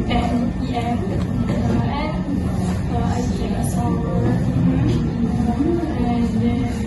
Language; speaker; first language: English; non-native, learner; Indonesian